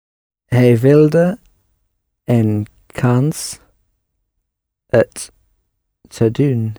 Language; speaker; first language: Dutch; non-native, learner; English